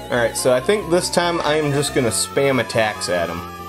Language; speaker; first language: English; native; English